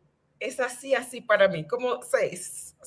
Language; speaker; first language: Spanish; non-native, fluent; English